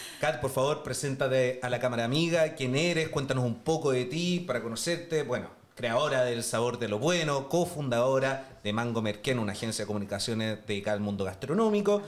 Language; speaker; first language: Spanish; native; Spanish